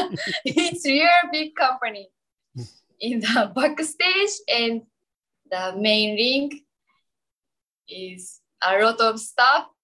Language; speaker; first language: English; non-native, learner; Japanese